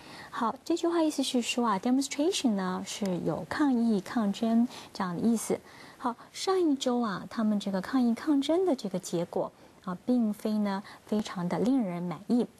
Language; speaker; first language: Chinese; native; Chinese